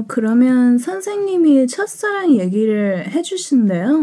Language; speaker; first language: Korean; early bilingual, heritage; Korean